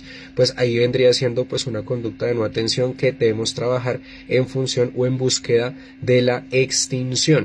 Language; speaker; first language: Spanish; native; Spanish